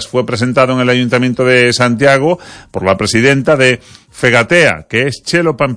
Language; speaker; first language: Spanish; native; Spanish